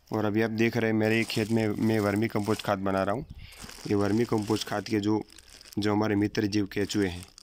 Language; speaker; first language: Hindi; non-native, local second language; Gujarati